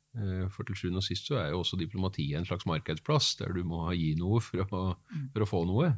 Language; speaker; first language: Norwegian; native; Norwegian